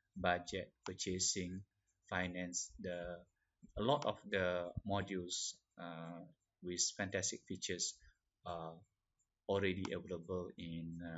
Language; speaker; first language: English; non-native, local second language; Malay